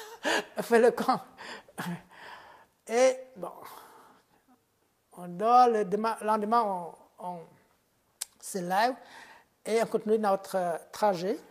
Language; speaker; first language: French; non-native, fluent; Khmer